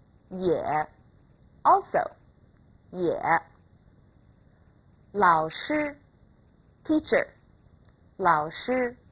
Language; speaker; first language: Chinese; non-native, fluent; English